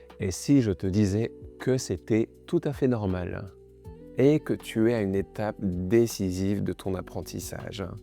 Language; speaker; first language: French; native; French